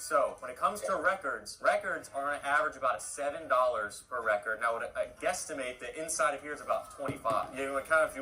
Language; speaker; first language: English; native; English